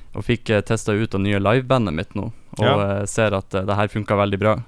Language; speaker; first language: Norwegian; native; Norwegian